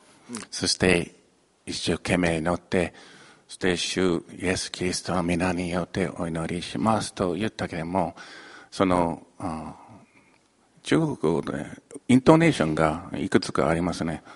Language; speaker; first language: Japanese; non-native, fluent; English